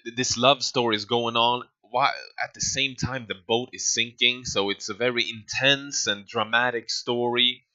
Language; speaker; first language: English; non-native, fluent; Swedish